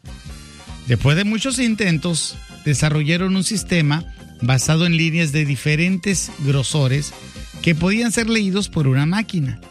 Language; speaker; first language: Spanish; native; Spanish